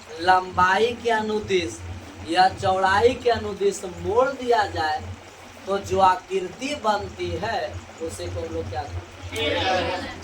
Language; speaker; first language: Hindi; native; Hindi